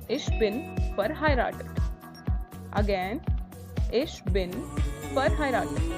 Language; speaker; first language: German; non-native, learner; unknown